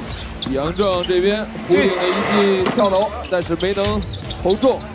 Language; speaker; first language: Chinese; native; Chinese